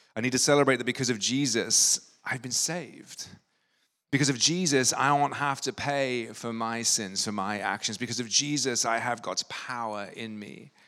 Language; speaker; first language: English; native; English